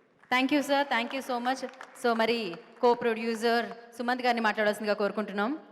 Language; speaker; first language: Telugu; native; Telugu